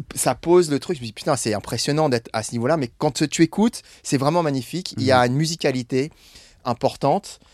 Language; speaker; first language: French; non-native, fluent; English